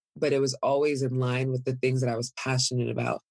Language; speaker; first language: English; early bilingual, other home language; Yoruba